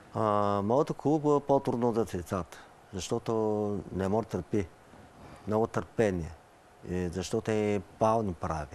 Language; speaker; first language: Bulgarian; non-native, learner; Chinese